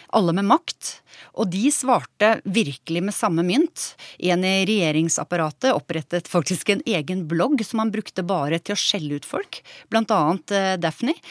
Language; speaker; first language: Norwegian; native; Norwegian